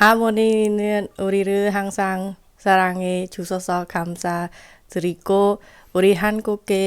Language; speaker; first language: Korean; non-native, fluent; Khmer